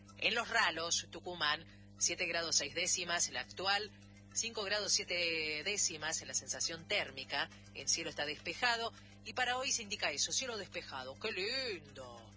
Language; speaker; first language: Spanish; native; Spanish